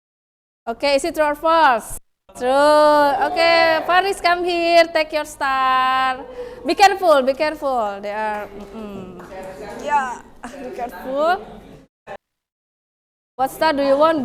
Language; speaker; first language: English; non-native, fluent; Indonesian